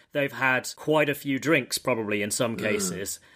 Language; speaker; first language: English; native; English